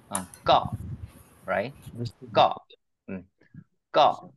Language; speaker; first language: English; non-native, learner; Korean